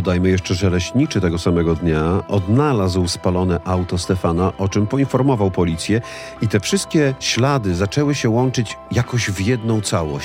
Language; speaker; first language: Polish; native; Polish